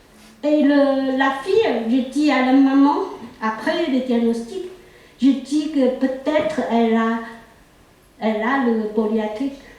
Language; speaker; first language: French; non-native, local second language; Chinese